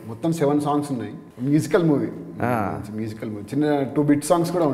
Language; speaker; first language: Telugu; native; Telugu